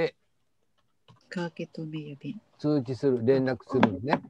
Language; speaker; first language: Japanese; native; Japanese